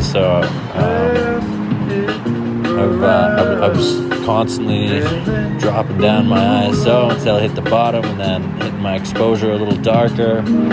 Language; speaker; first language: English; native; English